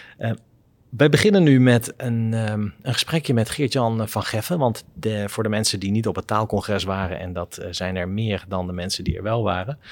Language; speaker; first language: Dutch; native; Dutch